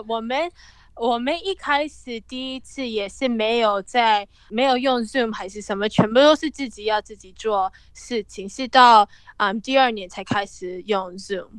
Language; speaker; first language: Chinese; early bilingual, heritage; English